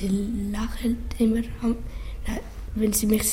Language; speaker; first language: German; early bilingual, other home language; Italian